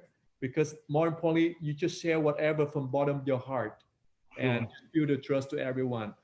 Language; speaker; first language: English; non-native, fluent; Vietnamese